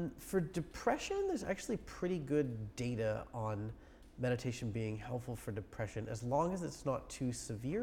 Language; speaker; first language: English; native; English